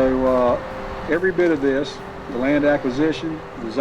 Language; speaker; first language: English; native; English